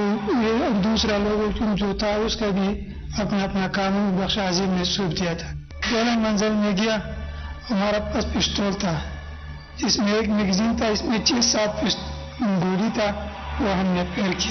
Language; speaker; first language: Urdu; non-native, local second language; Pashto